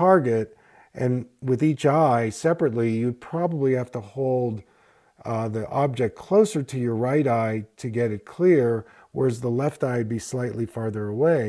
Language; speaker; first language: English; native; English